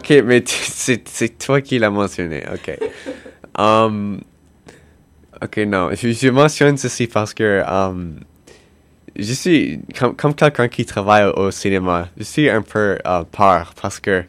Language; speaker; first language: French; non-native, local second language; English